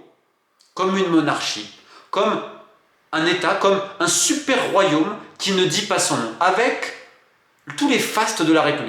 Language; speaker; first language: French; native; French